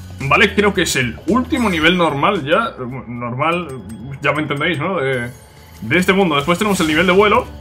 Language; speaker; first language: Spanish; native; Spanish